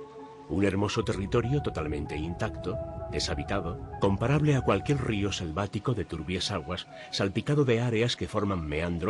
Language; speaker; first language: Spanish; native; Spanish